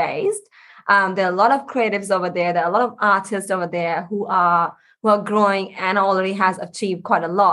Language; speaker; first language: English; non-native, local second language; Punjabi